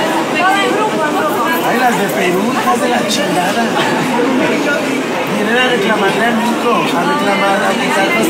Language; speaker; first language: Spanish; native; Spanish